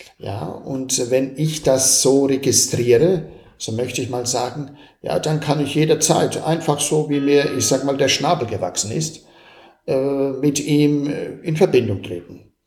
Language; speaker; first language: German; native; German